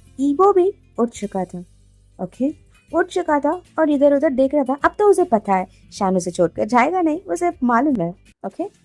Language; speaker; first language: Hindi; non-native, local second language; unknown